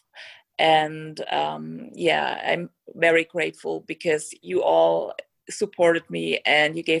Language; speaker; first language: English; non-native, fluent; German